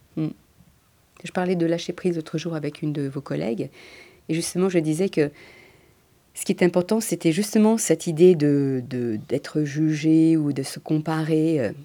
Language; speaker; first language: French; early bilingual, other home language; Spanish